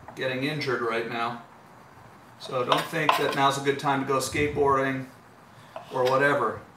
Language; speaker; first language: English; native; English